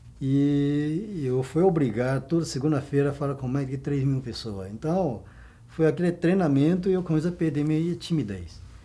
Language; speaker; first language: Portuguese; non-native, fluent; Chinese